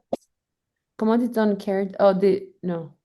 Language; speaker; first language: French; non-native, learner; English